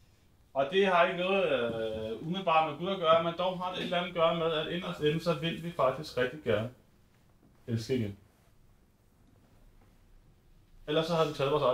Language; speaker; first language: Danish; native; Danish